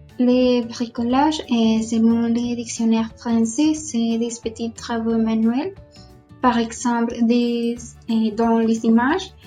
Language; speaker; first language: French; non-native, learner; Spanish